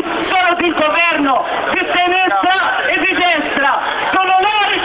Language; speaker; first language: Italian; non-native, fluent; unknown